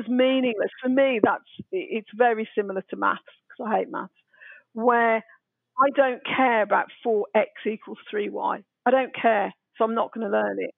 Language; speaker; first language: English; native; English